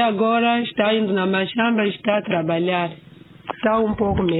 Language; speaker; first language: Portuguese; non-native, learner; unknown